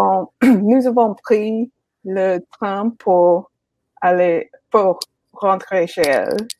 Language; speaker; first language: French; non-native, learner; English